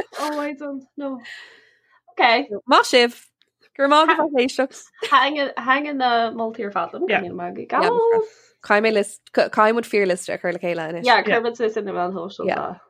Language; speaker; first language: Irish; non-native, local second language; English